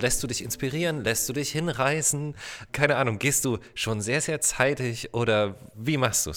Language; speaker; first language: German; native; German